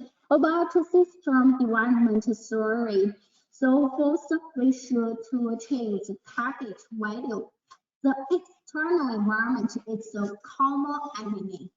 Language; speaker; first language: English; non-native, learner; Chinese